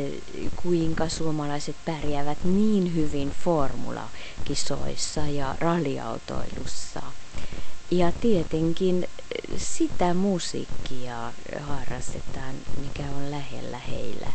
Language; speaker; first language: Finnish; non-native, fluent; Hungarian